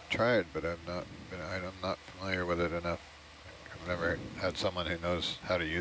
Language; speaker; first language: English; native; English